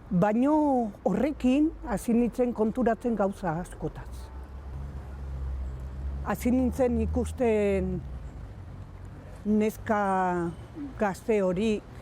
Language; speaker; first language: Basque; non-native, local second language; Spanish